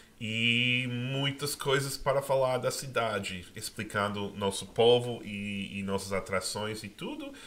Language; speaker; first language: Portuguese; non-native, fluent; English